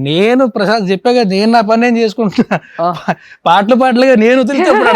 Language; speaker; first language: Telugu; native; Telugu